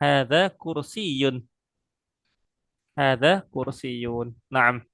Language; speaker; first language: Arabic; non-native, fluent; Indonesian